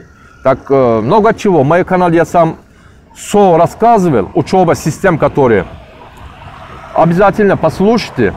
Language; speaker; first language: Russian; non-native, learner; Turkish